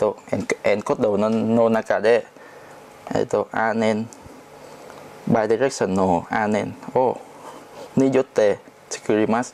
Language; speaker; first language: Japanese; non-native, learner; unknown